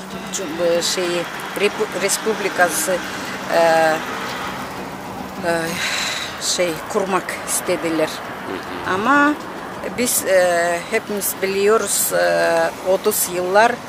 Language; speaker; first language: Turkish; non-native, learner; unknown